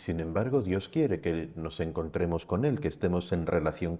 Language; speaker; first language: Spanish; native; Spanish